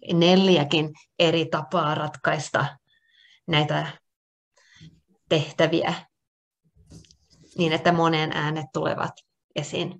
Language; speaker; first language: Finnish; non-native, local second language; Swedish